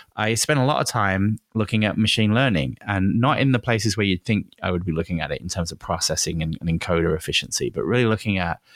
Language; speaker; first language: English; native; English